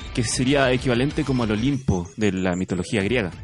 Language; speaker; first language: Spanish; non-native, fluent; Chinese